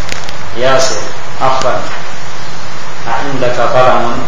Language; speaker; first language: Arabic; non-native, fluent; Indonesian